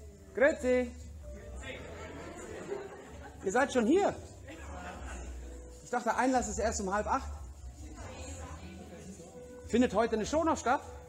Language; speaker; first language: German; native; German